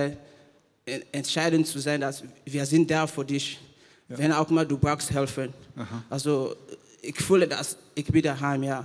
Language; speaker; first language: German; non-native, learner; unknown